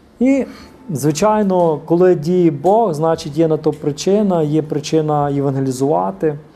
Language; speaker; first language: Ukrainian; native; Ukrainian